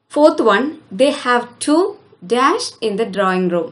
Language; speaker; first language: English; non-native, local second language; Malayalam